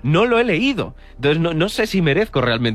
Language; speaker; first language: Spanish; native; Spanish